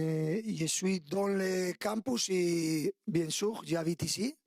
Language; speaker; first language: French; non-native, fluent; Spanish